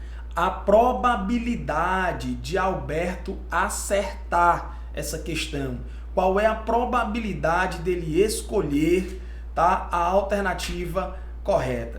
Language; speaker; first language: Portuguese; native; Portuguese